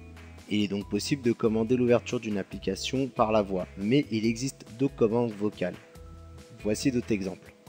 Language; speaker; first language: French; native; French